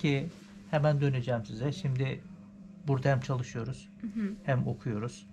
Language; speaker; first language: Turkish; native; Turkish